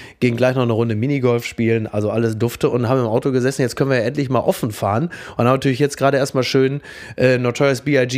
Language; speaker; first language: German; native; German